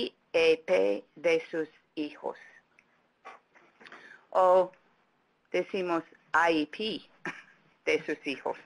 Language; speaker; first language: Spanish; non-native, fluent; English